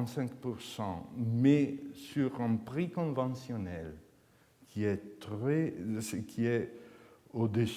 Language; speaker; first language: French; non-native, fluent; Italian